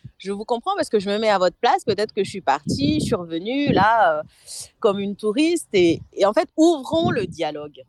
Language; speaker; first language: French; non-native, local second language; Malagasy